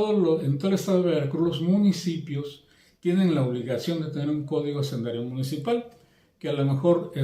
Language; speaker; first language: Spanish; native; Spanish